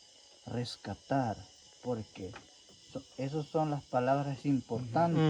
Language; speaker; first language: Spanish; non-native, local second language; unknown